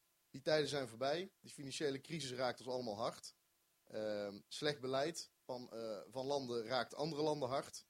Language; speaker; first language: Dutch; native; Dutch